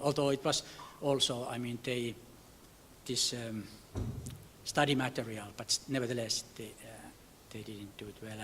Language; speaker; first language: English; non-native, fluent; Finnish